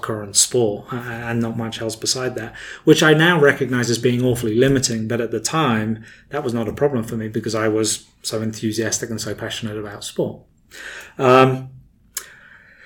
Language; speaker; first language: English; native; English